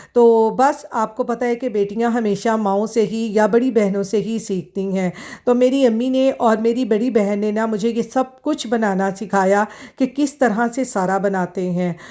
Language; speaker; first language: Urdu; non-native, local second language; Punjabi